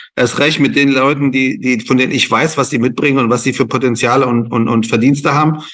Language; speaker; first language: German; non-native, fluent; Persian